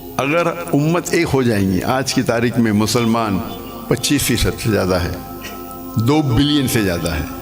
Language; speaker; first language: Urdu; non-native, local second language; English